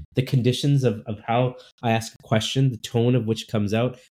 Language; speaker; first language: English; native; English